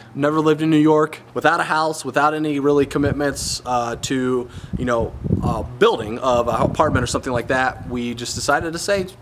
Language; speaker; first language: English; native; English